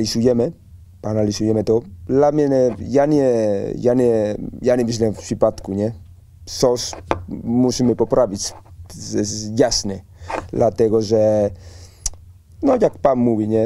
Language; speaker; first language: Polish; non-native, learner; Spanish